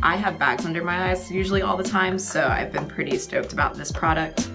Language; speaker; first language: English; native; English